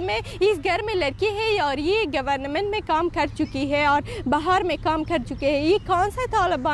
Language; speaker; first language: Hindi; non-native, learner; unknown